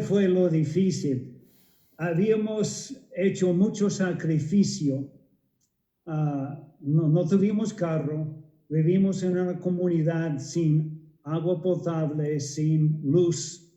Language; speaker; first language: Spanish; non-native, fluent; English